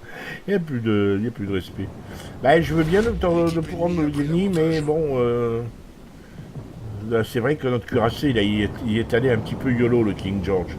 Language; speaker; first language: French; native; French